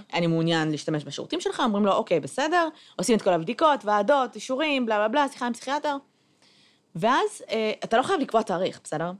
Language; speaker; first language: Hebrew; native; Hebrew